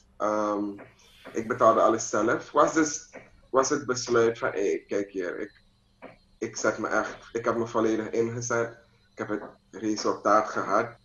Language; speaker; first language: Dutch; native; Dutch